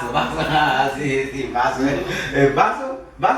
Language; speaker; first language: Spanish; non-native, learner; Haitian Creole